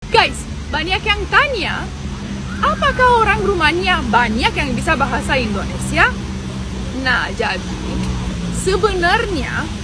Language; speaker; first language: Indonesian; non-native, fluent; Romanian